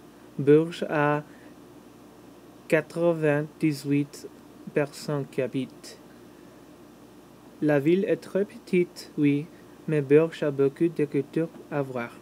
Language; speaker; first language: French; non-native, learner; English